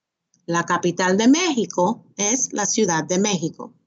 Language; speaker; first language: Spanish; non-native, fluent; English